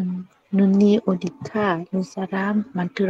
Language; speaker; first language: Korean; non-native, learner; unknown